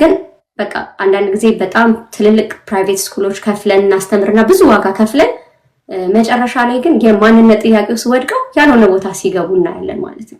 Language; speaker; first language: Amharic; native; Amharic